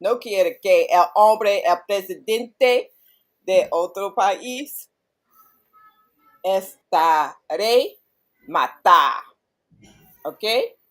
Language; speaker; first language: Spanish; non-native, learner; English